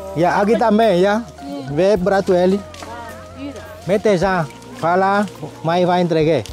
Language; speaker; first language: Portuguese; non-native, learner; Vietnamese